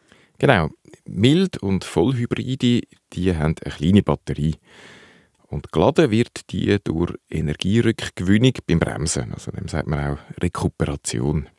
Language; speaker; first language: German; native; German